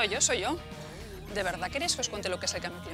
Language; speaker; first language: Spanish; native; Spanish